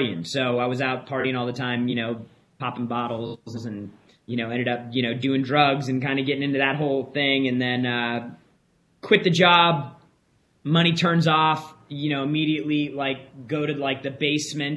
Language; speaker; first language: English; native; English